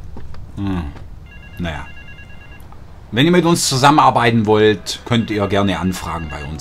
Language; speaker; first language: German; native; German